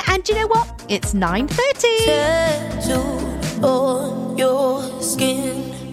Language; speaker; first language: English; native; English